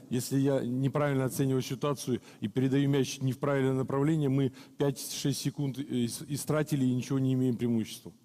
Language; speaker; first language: Russian; native; Russian